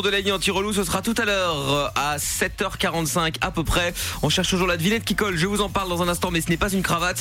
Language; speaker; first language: French; native; French